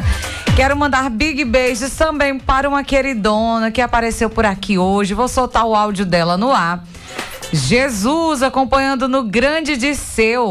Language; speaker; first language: Portuguese; native; Portuguese